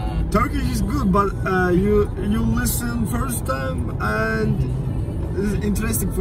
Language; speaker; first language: English; non-native, learner; Turkish